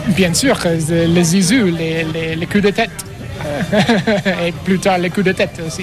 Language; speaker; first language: French; non-native, learner; English